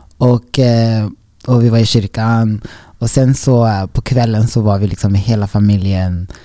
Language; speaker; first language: Swedish; early bilingual, other home language; Rundi